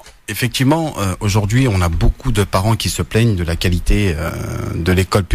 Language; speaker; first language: French; native; French